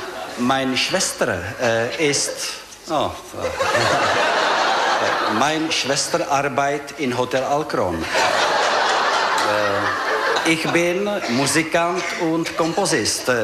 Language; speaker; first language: German; non-native, learner; Czech